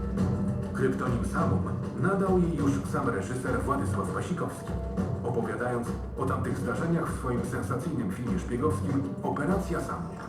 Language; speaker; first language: Polish; native; Polish